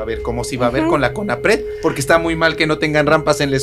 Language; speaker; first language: Spanish; native; Spanish